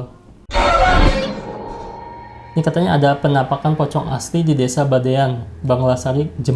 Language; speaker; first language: Indonesian; native; Indonesian